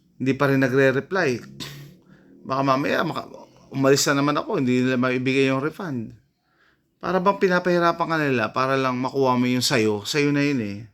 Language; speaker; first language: Filipino; native; Filipino